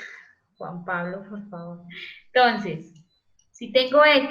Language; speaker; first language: Spanish; native; Spanish